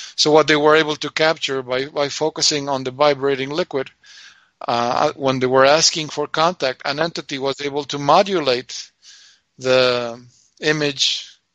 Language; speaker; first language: English; non-native, fluent; Spanish